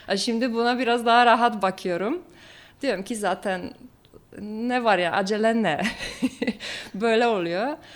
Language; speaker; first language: Turkish; non-native, fluent; Polish